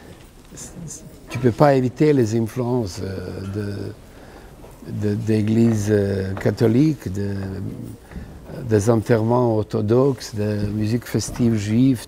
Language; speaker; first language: French; non-native, fluent; Serbian